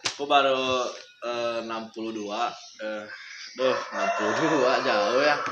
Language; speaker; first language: Indonesian; non-native, local second language; Sundanese